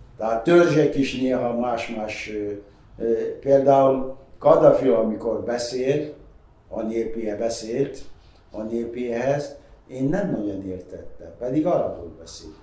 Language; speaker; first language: Hungarian; non-native, fluent; Arabic